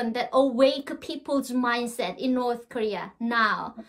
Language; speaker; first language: English; non-native, learner; Korean